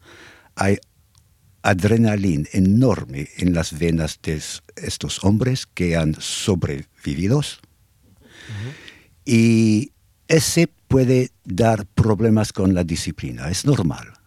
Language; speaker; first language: Spanish; non-native, fluent; English